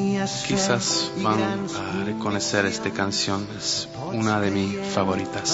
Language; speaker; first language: Spanish; non-native, learner; English